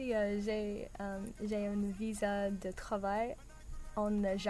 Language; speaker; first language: French; non-native, learner; English